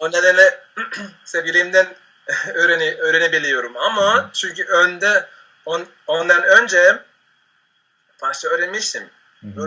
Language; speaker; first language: Turkish; non-native, learner; Spanish